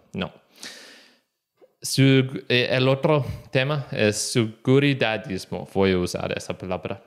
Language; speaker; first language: Spanish; non-native, learner; English